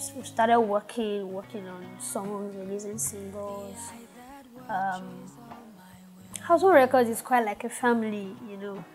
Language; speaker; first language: English; non-native, local second language; Yoruba